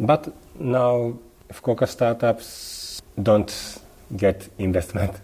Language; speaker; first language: English; non-native, learner; Japanese